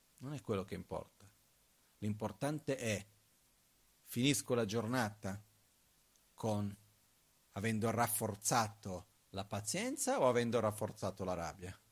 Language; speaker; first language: Italian; non-native, fluent; Portuguese